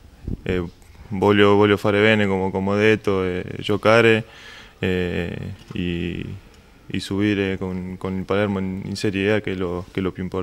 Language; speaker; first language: Italian; non-native, learner; Spanish